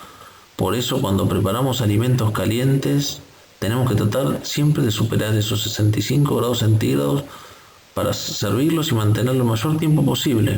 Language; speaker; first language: Spanish; native; Spanish